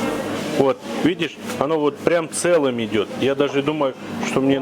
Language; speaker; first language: Russian; native; Russian